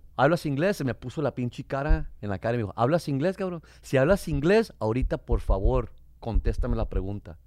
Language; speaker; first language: Spanish; native; Spanish